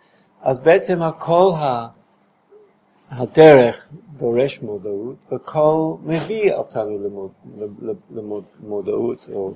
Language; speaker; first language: Hebrew; non-native, fluent; English